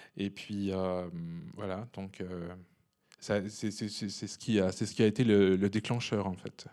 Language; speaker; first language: French; native; French